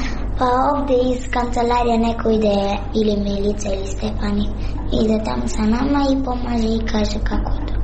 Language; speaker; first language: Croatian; non-native, learner; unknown